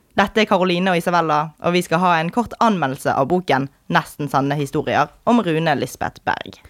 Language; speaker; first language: Norwegian; native; Norwegian